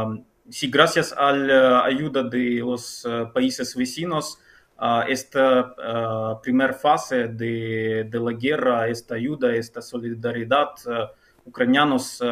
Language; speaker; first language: Spanish; non-native, fluent; Ukrainian